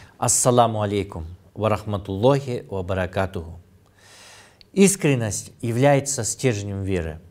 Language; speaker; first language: Russian; non-native, local second language; Kyrgyz